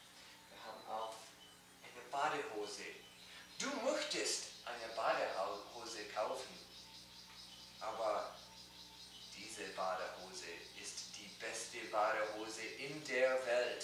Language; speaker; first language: German; non-native, learner; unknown